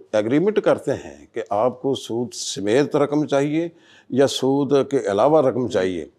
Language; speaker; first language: Urdu; native; Urdu